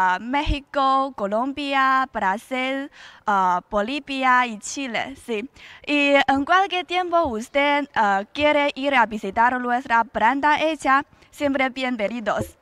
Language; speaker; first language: Spanish; non-native, learner; Chinese